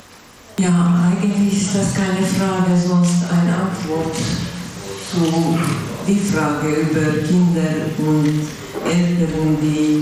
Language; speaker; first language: German; non-native, fluent; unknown